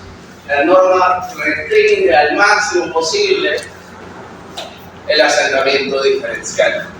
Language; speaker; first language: Spanish; native; Spanish